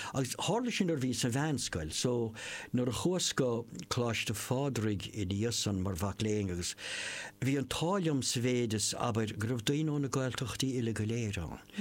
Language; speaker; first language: Irish; non-native, local second language; English